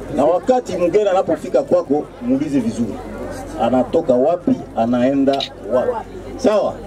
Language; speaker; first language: Swahili; non-native, local second language; Bembe